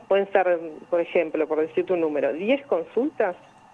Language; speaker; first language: Spanish; native; Spanish